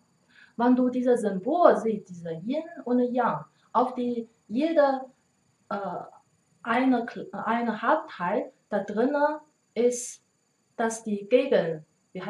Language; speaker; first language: German; non-native, learner; Chinese